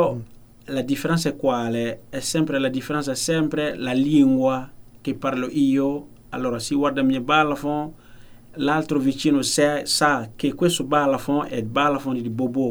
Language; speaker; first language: Italian; non-native, learner; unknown